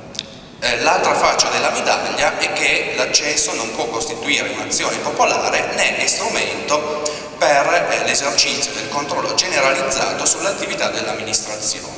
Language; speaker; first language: Italian; native; Italian